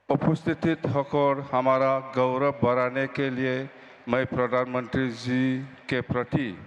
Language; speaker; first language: Hindi; non-native, local second language; Bodo